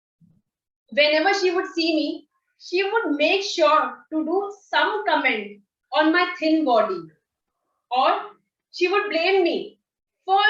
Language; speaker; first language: English; non-native, local second language; Hindi